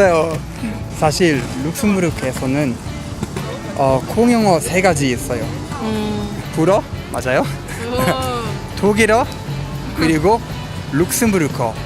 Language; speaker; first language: Korean; non-native, fluent; Luxembourgish